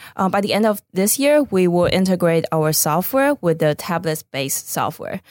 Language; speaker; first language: English; non-native, fluent; Chinese